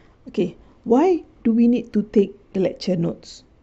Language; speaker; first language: English; non-native, local second language; Malay